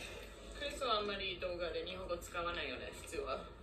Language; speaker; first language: Japanese; non-native, fluent; English